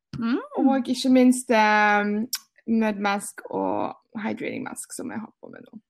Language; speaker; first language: Norwegian; early bilingual, other home language; Portuguese